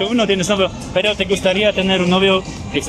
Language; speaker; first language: Spanish; non-native, learner; Polish